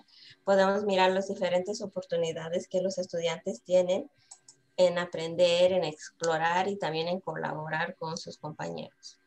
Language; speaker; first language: Spanish; early bilingual, heritage; Spanish